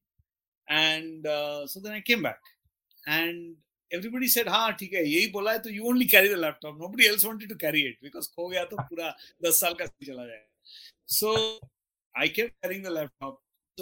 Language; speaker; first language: English; non-native, local second language; Bangla